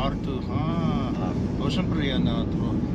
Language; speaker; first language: Russian; non-native, learner; English